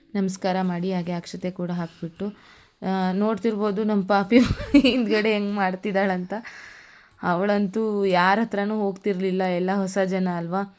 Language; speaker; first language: Kannada; non-native, local second language; Lambadi